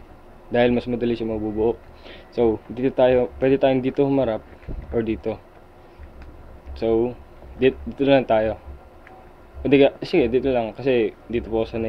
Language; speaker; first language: Filipino; native; Filipino